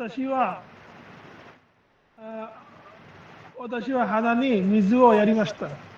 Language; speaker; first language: Japanese; non-native, learner; Bangla